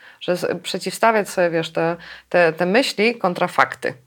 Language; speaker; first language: Polish; native; Polish